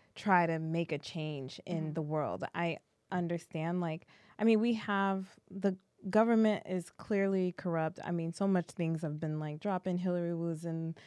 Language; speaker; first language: English; early bilingual, other home language; French